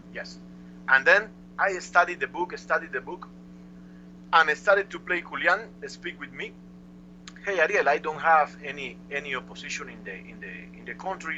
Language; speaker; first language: English; non-native, learner; Spanish